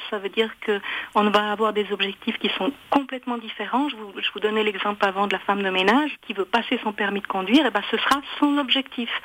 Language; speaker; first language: French; native; French